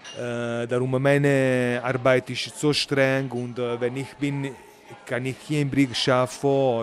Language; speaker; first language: German; non-native, learner; Italian